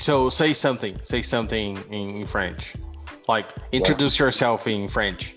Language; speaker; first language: English; non-native, fluent; Portuguese